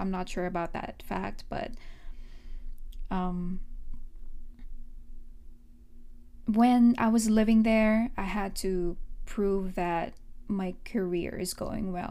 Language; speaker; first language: English; non-native, local second language; Filipino